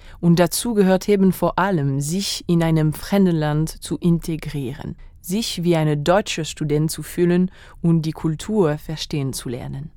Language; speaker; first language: German; non-native, fluent; French